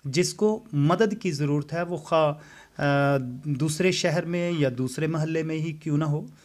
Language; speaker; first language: Urdu; non-native, local second language; Punjabi